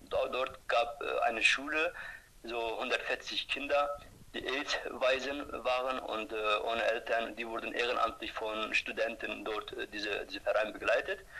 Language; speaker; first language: German; non-native, fluent; Turkish